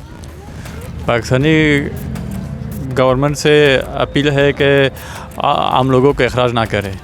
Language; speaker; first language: Hindi; non-native, learner; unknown